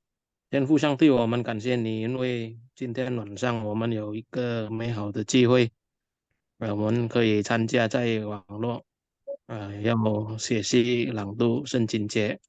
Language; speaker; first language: Chinese; non-native, learner; Indonesian